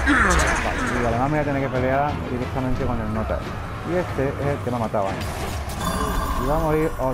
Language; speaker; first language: Spanish; native; Spanish